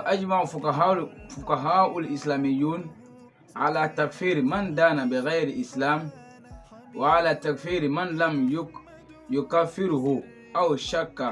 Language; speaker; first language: Arabic; non-native, fluent; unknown